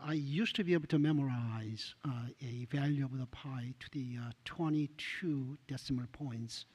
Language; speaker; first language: English; non-native, fluent; Korean